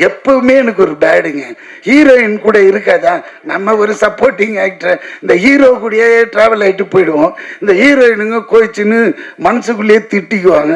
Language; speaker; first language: Tamil; native; Tamil